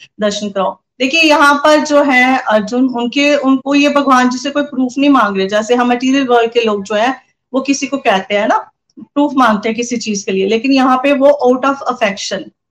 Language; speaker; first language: Hindi; non-native, local second language; Punjabi